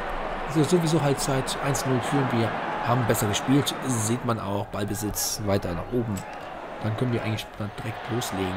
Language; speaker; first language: German; native; German